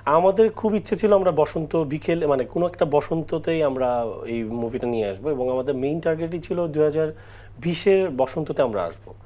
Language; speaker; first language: Bangla; native; Bangla